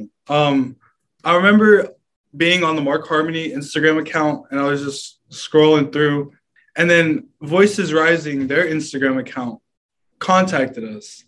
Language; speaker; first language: English; native; English